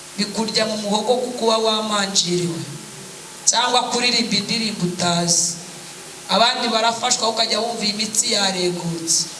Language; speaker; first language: Kinyarwanda; native; Kinyarwanda